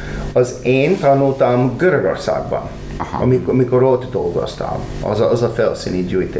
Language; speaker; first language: Hungarian; non-native, learner; English